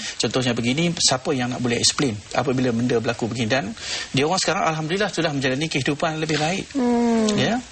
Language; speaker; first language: Malay; native; Malay